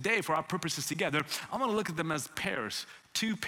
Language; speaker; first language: English; non-native, local second language; Malayalam